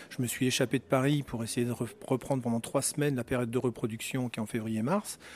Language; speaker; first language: French; native; French